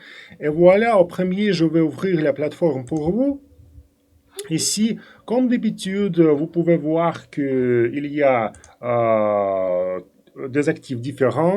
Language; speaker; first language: French; non-native, fluent; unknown